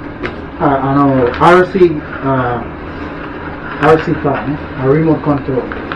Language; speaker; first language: Japanese; non-native, learner; English